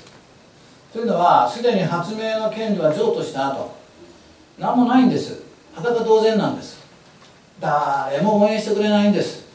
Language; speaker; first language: Japanese; native; Japanese